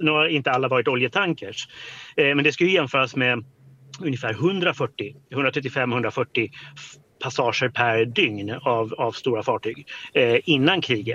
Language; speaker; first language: Swedish; native; Swedish